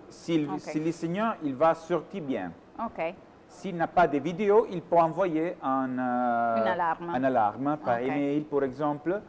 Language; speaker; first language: French; non-native, fluent; Italian